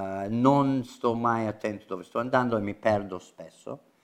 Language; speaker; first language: Italian; non-native, fluent; English